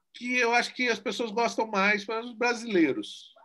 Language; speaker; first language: Portuguese; native; Portuguese